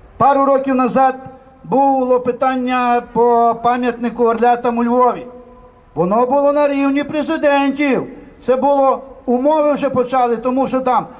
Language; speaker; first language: Ukrainian; native; Ukrainian